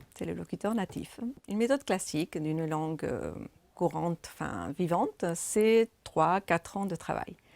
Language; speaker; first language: French; native; French